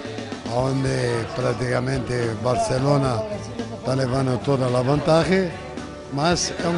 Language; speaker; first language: Spanish; non-native, fluent; Portuguese